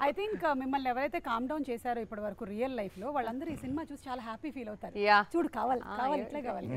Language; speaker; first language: Telugu; native; Telugu